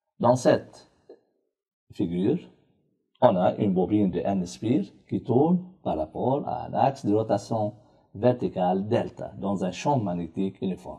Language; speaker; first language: French; non-native, local second language; Arabic